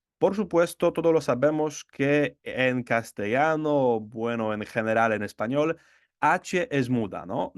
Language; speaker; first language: Spanish; non-native, fluent; Polish